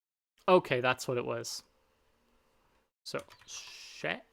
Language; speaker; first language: English; native; English